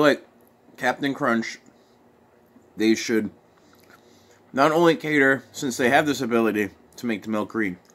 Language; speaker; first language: English; native; English